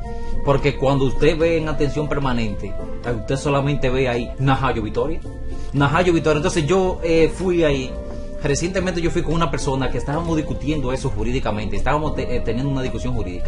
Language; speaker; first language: Spanish; native; Spanish